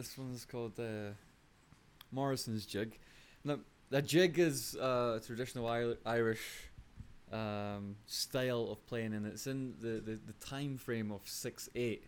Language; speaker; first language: English; native; English